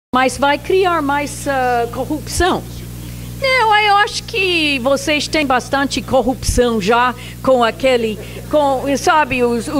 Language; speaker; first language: Portuguese; non-native, fluent; English